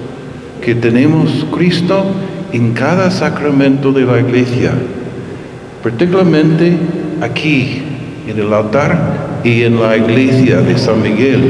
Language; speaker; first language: Spanish; non-native, fluent; English